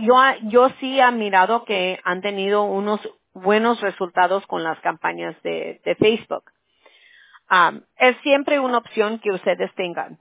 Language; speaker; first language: Spanish; early bilingual, heritage; Spanish